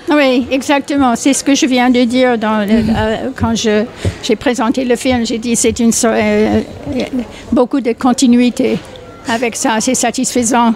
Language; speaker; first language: French; non-native, fluent; English